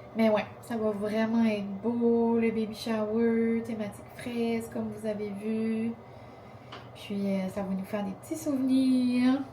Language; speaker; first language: French; native; French